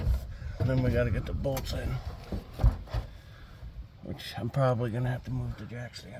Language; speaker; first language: English; native; English